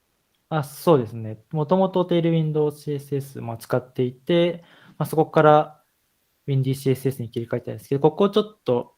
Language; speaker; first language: Japanese; native; Japanese